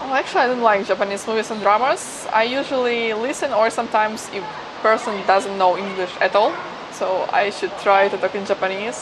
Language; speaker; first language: English; non-native, fluent; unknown